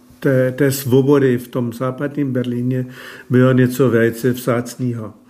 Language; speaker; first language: Czech; non-native, fluent; German